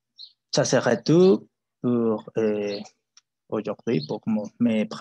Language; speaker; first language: French; non-native, learner; Spanish